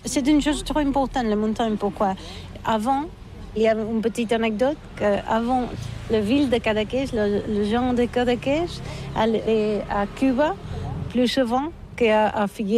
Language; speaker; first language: French; non-native, learner; Catalan